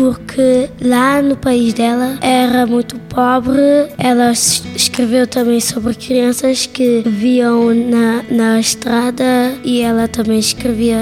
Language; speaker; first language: Portuguese; early bilingual, heritage; Portuguese